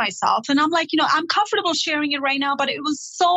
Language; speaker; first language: English; non-native, local second language; Nepali